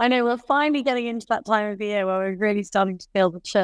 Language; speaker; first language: English; native; English